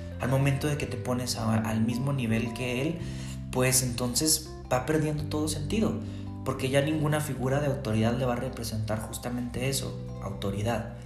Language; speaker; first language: Spanish; native; Spanish